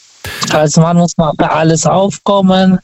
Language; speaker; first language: German; non-native, learner; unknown